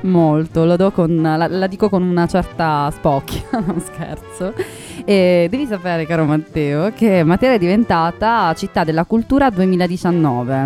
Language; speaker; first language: Italian; native; Italian